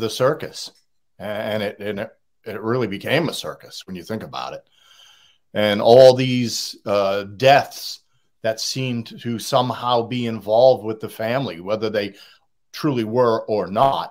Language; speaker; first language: English; native; English